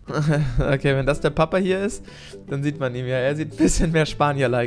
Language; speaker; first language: German; native; German